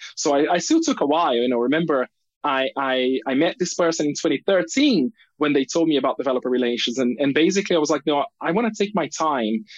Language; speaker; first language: English; non-native, fluent; Portuguese